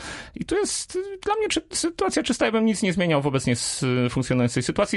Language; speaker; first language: Polish; native; Polish